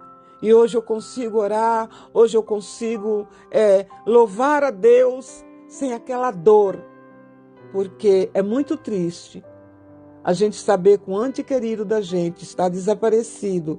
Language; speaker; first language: Portuguese; native; Portuguese